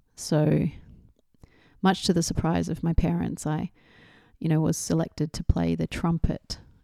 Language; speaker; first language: English; native; English